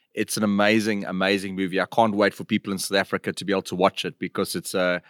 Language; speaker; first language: English; native; English